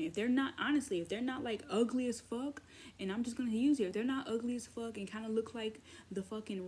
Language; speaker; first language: English; native; English